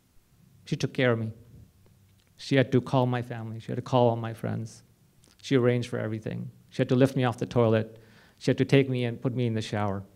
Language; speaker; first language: English; non-native, local second language; Hindi